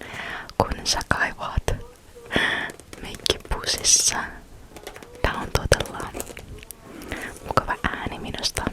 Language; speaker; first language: Finnish; non-native, fluent; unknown